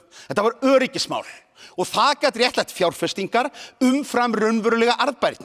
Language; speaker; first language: Icelandic; native; Icelandic